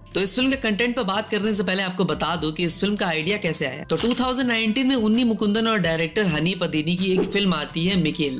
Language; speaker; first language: Hindi; native; Hindi